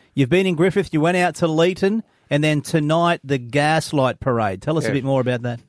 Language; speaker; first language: English; native; English